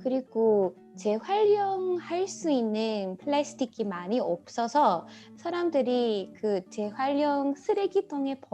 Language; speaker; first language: Korean; non-native, fluent; English